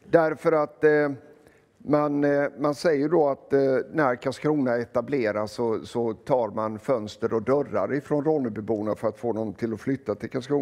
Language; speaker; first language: Swedish; native; Swedish